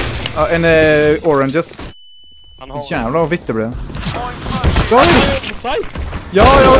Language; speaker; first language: Swedish; native; Swedish